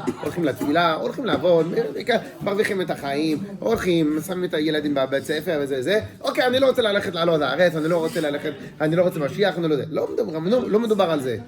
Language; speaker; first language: Hebrew; non-native, fluent; French